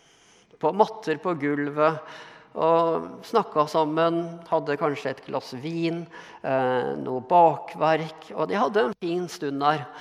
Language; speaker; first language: Norwegian; native; Norwegian